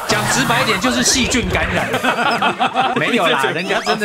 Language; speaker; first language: Chinese; native; Chinese